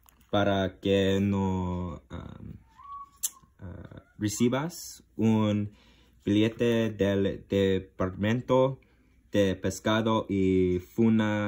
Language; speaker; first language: Spanish; non-native, learner; English